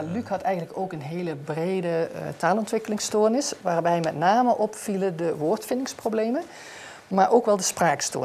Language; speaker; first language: Dutch; native; Dutch